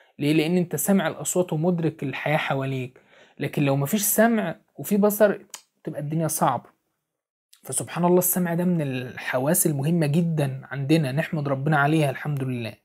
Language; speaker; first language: Arabic; native; Arabic